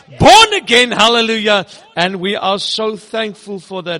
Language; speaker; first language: English; non-native, local second language; Afrikaans